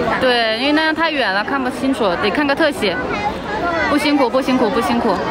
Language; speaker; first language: Chinese; native; Chinese